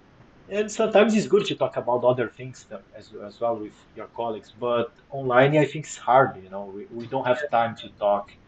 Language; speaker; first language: English; non-native, fluent; Portuguese